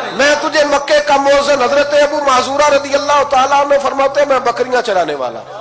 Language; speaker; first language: Urdu; non-native, local second language; Punjabi